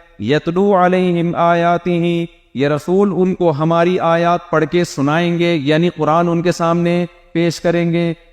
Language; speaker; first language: Urdu; native; Urdu